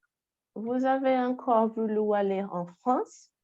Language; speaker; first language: French; non-native, learner; Portuguese